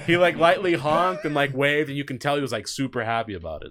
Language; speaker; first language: English; native; English